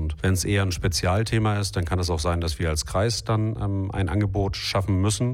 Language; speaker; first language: German; native; German